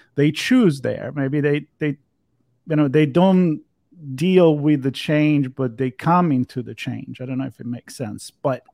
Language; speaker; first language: English; non-native, fluent; Italian